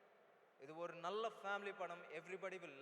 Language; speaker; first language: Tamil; non-native, learner; Telugu